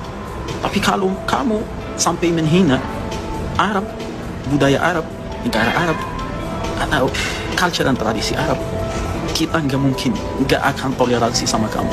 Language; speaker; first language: Indonesian; non-native, fluent; Arabic